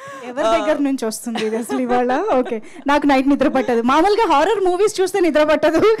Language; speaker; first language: Telugu; native; Telugu